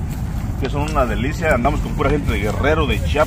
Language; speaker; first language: Spanish; native; Spanish